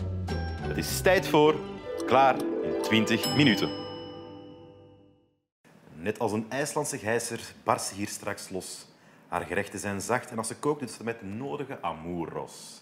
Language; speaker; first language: Dutch; native; Dutch